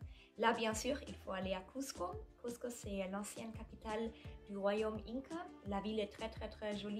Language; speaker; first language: French; non-native, fluent; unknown